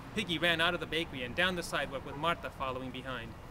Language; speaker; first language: English; native; English